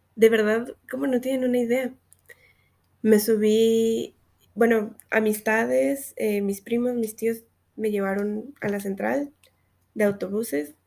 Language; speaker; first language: Spanish; native; Spanish